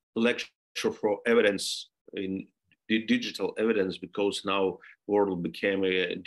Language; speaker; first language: English; non-native, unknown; Ukrainian